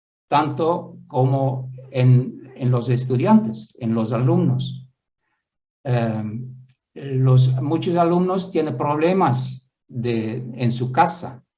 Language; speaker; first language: Spanish; non-native, fluent; Dutch